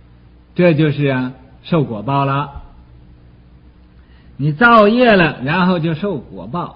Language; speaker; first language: Chinese; native; Chinese